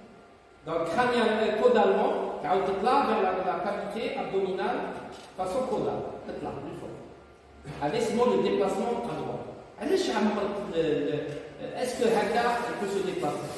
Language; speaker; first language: French; non-native, local second language; Arabic